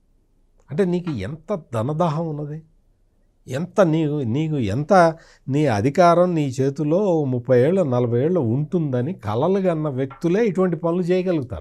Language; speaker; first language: Telugu; native; Telugu